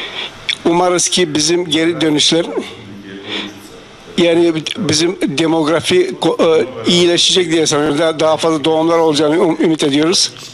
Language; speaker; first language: Turkish; non-native, fluent; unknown